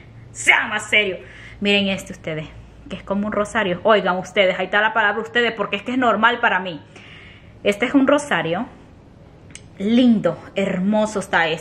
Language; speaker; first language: Spanish; native; Spanish